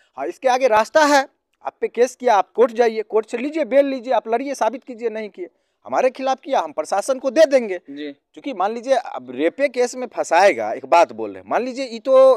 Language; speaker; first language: Hindi; native; Hindi